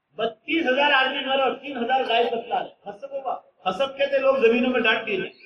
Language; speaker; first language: Urdu; native; Urdu